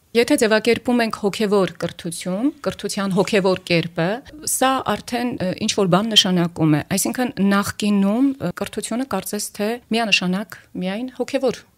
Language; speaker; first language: Armenian; native; Armenian